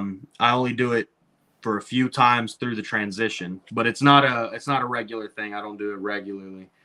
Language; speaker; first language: English; native; English